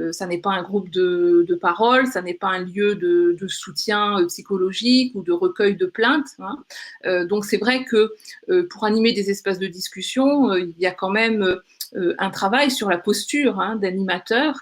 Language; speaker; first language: French; native; French